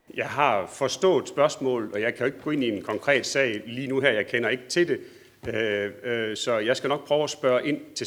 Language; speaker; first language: Danish; native; Danish